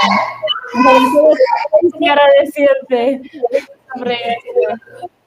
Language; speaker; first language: Spanish; non-native, learner; English